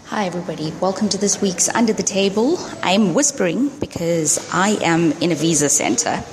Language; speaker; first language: English; early bilingual, other home language; Hindi